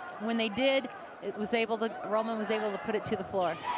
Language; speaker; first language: English; native; English